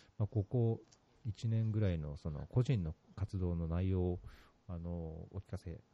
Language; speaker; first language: Japanese; native; Japanese